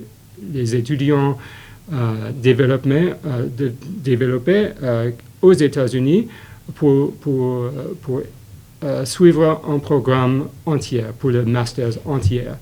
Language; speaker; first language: French; non-native, fluent; English